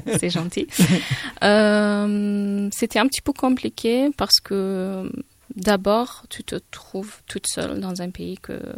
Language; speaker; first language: French; non-native, fluent; Persian